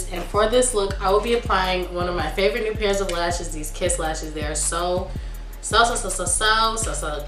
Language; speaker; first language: English; native; English